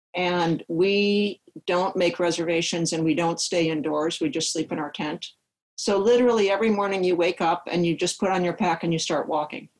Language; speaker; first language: English; native; English